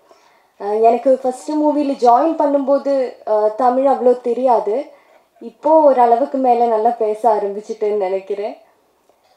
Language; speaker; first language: Tamil; non-native, local second language; Malayalam